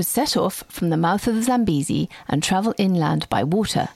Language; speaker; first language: English; native; English